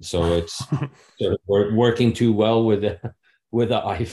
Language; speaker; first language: English; non-native, fluent; Norwegian